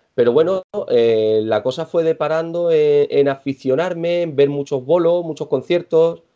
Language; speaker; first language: Spanish; native; Spanish